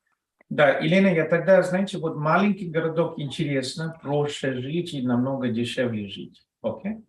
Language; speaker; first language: Russian; non-native, fluent; Telugu